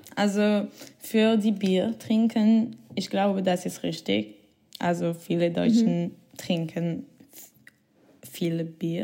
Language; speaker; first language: German; non-native, learner; French